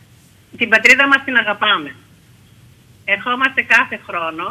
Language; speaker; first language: Greek; early bilingual, heritage; Greek